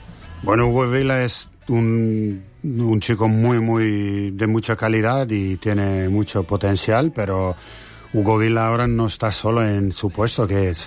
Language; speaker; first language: Spanish; non-native, fluent; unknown